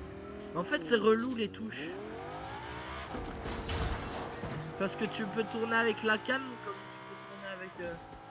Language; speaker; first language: French; native; French